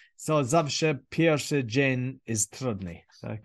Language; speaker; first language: Polish; non-native, learner; English